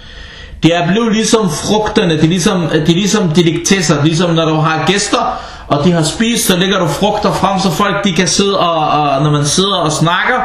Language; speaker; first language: Danish; non-native, fluent; Arabic